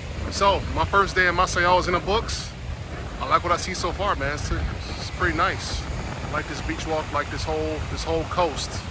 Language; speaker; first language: English; native; English